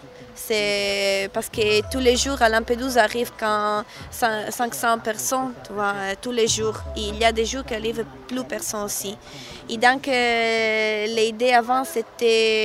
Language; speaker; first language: French; non-native, learner; Italian